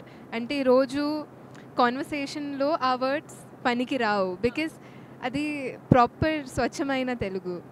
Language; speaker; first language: Telugu; non-native, fluent; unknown